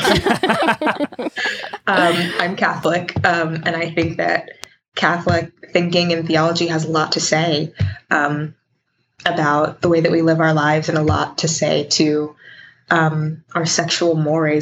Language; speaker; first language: English; native; English